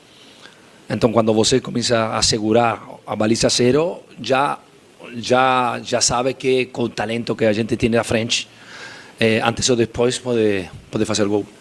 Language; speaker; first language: Portuguese; non-native, fluent; Spanish